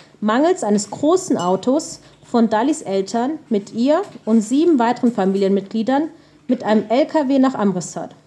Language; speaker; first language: German; early bilingual, other home language; Punjabi